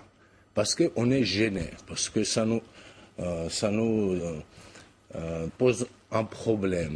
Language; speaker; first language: French; non-native, fluent; Georgian